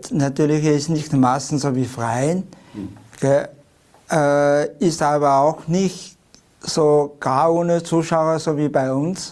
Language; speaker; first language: German; non-native, fluent; Chinese